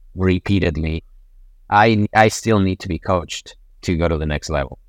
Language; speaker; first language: English; non-native, fluent; Spanish